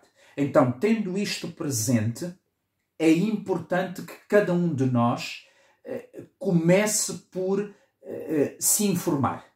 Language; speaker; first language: Portuguese; native; Portuguese